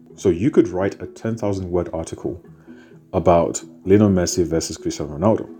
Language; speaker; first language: English; native; English